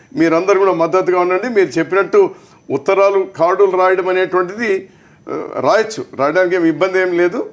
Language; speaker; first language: Telugu; native; Telugu